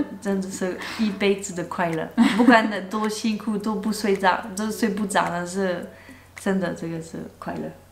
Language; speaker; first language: Chinese; non-native, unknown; French